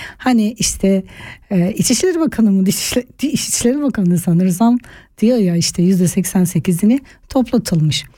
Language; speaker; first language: Turkish; native; Turkish